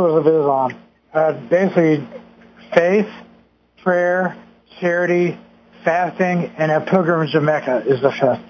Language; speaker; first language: English; native; English